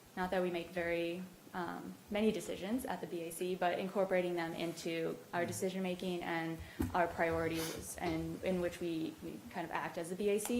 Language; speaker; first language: English; native; English